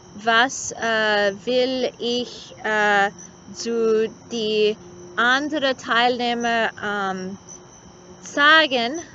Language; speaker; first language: German; non-native, learner; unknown